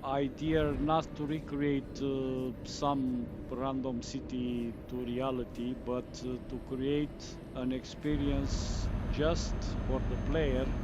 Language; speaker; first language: English; non-native, fluent; Romanian